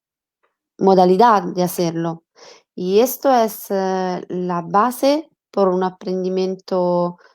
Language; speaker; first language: Spanish; non-native, learner; Italian